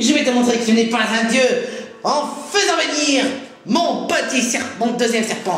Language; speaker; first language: French; native; French